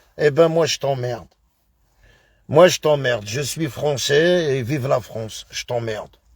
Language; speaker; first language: French; native; French